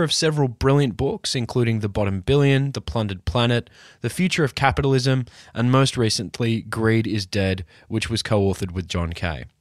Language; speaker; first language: English; native; English